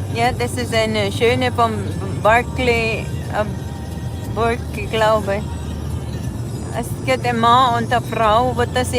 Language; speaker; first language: German; non-native, fluent; Cebuano